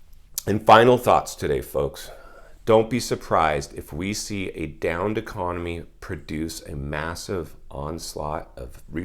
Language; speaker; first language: English; native; English